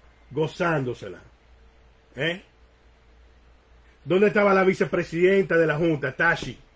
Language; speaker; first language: Spanish; early bilingual, heritage; Spanish